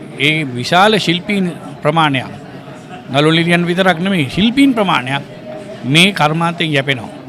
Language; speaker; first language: Sinhala; native; Sinhala